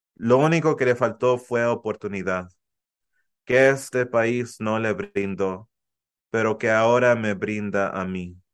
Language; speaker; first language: Spanish; early bilingual, heritage; Spanish